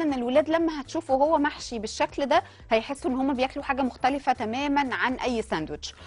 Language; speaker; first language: Arabic; native; Arabic